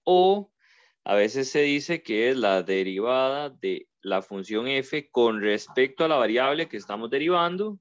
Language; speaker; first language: Spanish; native; Spanish